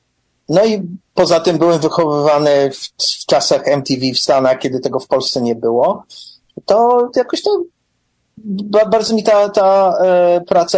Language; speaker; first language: Polish; early bilingual, heritage; English